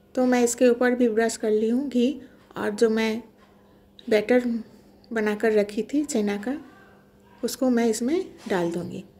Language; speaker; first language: Hindi; non-native, local second language; Bangla